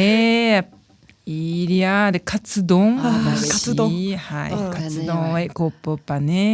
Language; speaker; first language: French; non-native, fluent; Japanese